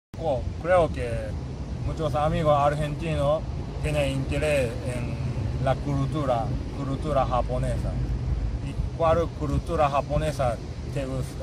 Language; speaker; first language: Spanish; non-native, fluent; Japanese